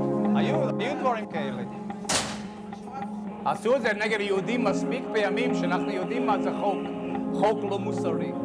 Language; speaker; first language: Hebrew; non-native, fluent; English